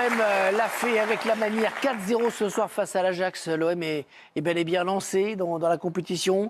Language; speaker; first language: French; native; French